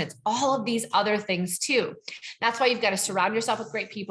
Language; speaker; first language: English; native; English